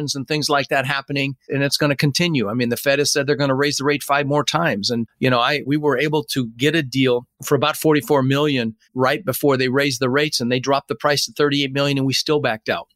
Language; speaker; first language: English; early bilingual, other home language; Dutch